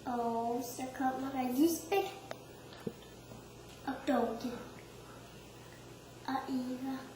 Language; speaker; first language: Danish; early bilingual, heritage; Danish